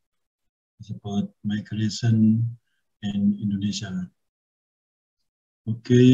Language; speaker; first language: English; non-native, learner; Indonesian